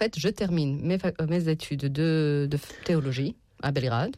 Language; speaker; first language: French; non-native, fluent; Serbian